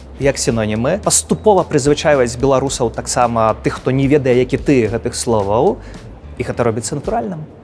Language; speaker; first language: Belarusian; native; Belarusian